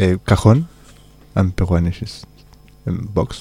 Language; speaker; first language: German; non-native, learner; Spanish